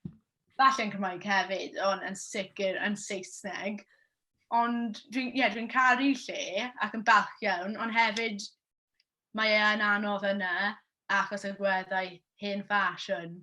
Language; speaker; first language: Welsh; non-native, local second language; English